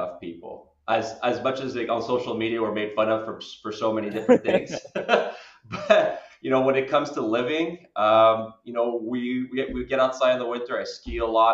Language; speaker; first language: English; native; English